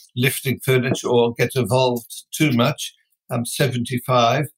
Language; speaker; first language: English; non-native, fluent; Dutch